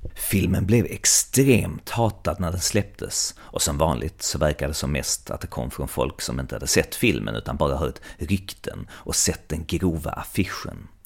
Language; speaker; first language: English; non-native, fluent; Swedish